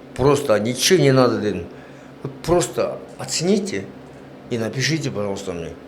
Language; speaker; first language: Russian; non-native, local second language; Kazakh